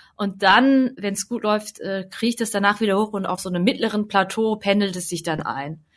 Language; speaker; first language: German; early bilingual, other home language; Vietnamese